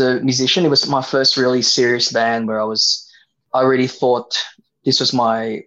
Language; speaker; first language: English; native; English